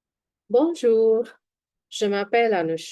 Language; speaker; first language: French; non-native, fluent; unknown